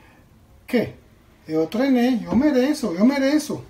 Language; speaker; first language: Portuguese; non-native, fluent; Spanish